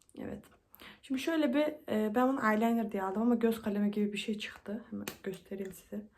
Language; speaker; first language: Turkish; native; Turkish